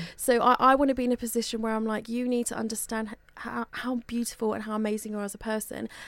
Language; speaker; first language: English; native; English